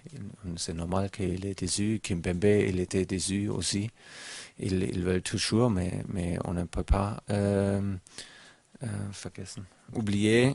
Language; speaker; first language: French; non-native, learner; German